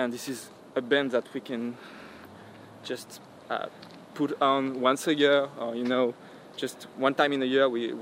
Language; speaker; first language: English; non-native, fluent; French